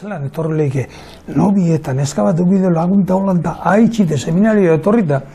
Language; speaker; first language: Basque; native; Basque